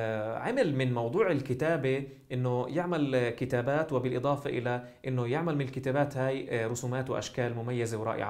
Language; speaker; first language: Arabic; native; Arabic